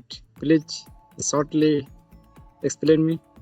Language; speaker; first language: English; non-native, learner; Santali